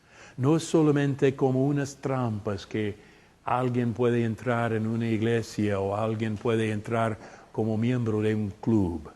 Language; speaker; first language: Spanish; non-native, fluent; English